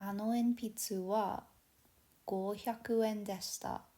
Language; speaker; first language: Japanese; non-native, fluent; English